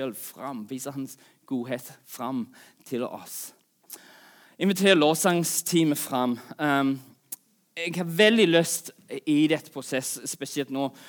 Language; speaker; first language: Norwegian; non-native, fluent; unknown